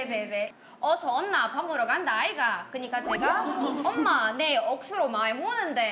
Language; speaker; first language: Korean; non-native, fluent; Arabic